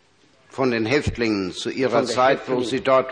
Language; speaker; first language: German; native; German